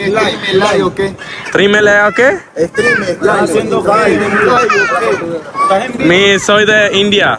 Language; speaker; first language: Spanish; non-native, learner; Malayalam